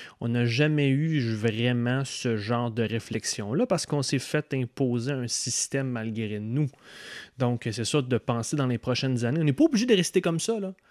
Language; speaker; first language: French; native; French